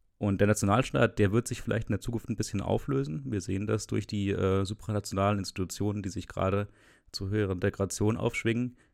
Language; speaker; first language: German; native; German